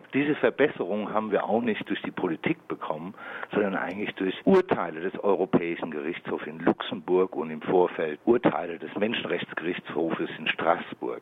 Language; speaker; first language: German; native; German